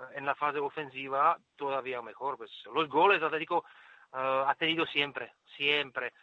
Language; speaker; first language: Spanish; non-native, fluent; Czech